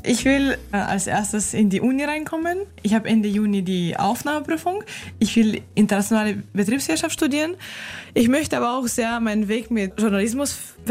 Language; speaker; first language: German; non-native, fluent; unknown